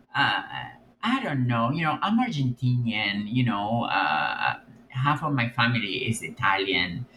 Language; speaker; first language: English; non-native, fluent; Spanish